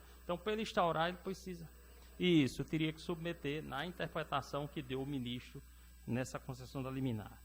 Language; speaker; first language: Portuguese; native; Portuguese